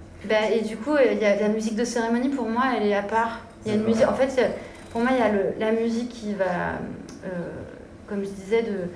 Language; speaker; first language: French; native; French